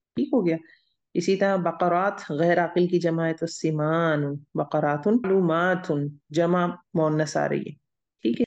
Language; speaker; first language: Urdu; native; Urdu